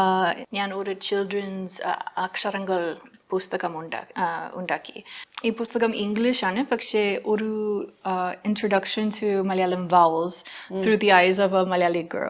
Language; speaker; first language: Malayalam; non-native, learner; English